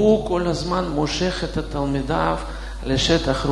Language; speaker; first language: Hebrew; non-native, fluent; Russian